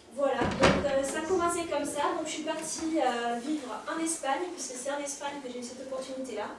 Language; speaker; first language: French; native; French